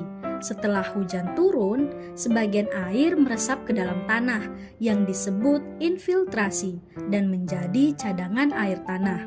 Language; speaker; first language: Indonesian; native; Indonesian